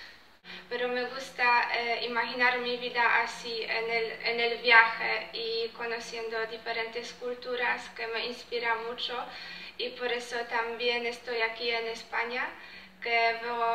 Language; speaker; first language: Spanish; non-native, fluent; Polish